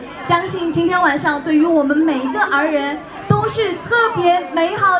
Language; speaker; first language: Chinese; native; Chinese